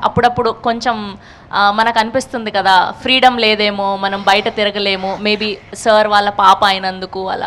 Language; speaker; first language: Telugu; native; Telugu